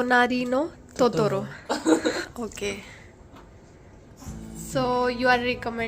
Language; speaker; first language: English; non-native, local second language; Hindi